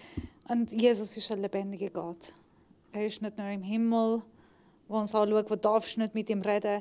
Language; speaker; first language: German; non-native, fluent; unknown